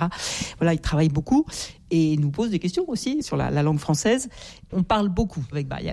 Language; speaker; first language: French; native; French